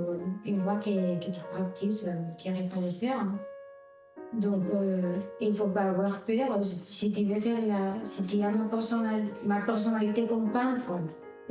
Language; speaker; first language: French; non-native, fluent; Spanish